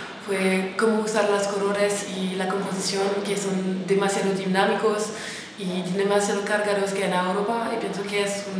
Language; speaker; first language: Spanish; non-native, fluent; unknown